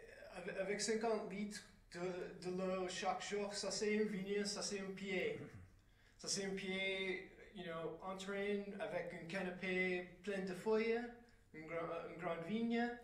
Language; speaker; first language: French; non-native, fluent; English